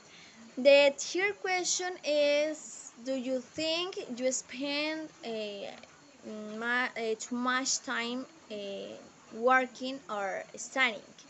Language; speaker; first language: English; non-native, learner; Spanish